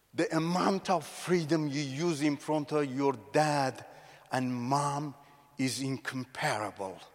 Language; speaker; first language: English; non-native, fluent; Persian